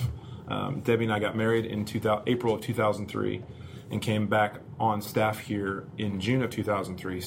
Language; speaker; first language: English; native; English